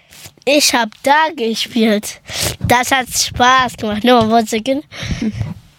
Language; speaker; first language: German; early bilingual, other home language; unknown